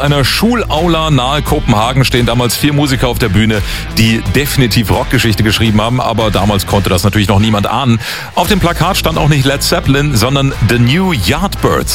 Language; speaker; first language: German; native; German